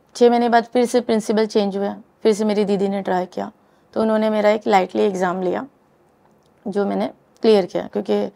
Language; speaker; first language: Hindi; native; Hindi